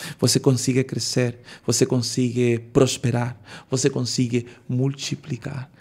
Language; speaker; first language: Portuguese; non-native, learner; Spanish